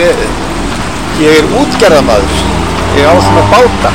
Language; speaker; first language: Icelandic; native; Icelandic